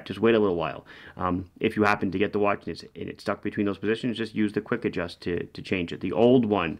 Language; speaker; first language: English; native; English